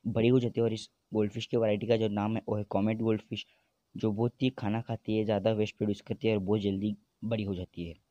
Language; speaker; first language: Hindi; native; Hindi